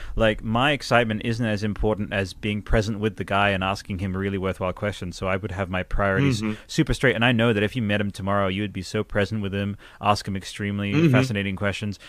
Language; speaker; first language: English; early bilingual, other home language; Italian